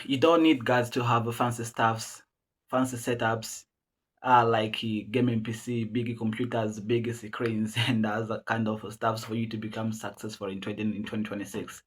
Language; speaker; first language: English; non-native, local second language; Swahili